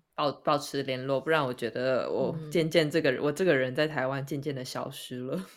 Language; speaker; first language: Chinese; native; Chinese